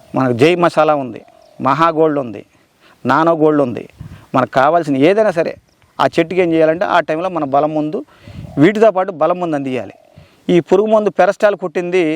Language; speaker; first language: Telugu; native; Telugu